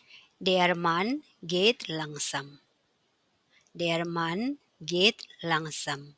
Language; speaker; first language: German; non-native, fluent; Indonesian